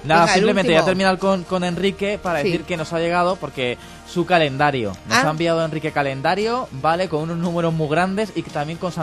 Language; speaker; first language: Spanish; native; Spanish